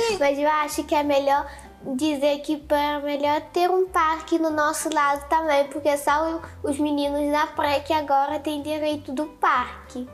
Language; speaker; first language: Portuguese; non-native, local second language; Kabuverdianu